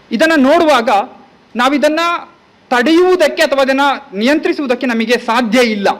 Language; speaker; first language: Kannada; native; Kannada